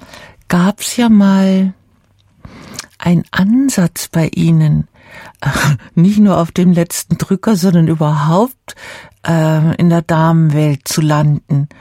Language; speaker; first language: German; native; German